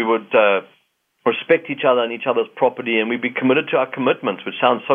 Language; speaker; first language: English; native; English